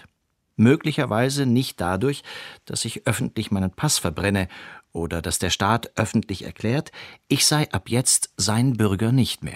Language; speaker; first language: German; native; German